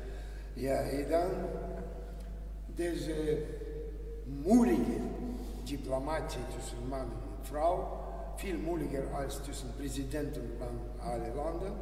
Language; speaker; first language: German; non-native, learner; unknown